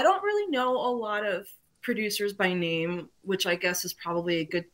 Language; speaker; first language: English; native; English